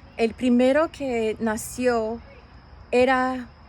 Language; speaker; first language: Spanish; early bilingual, other home language; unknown